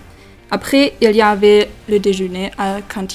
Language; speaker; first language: French; non-native, learner; German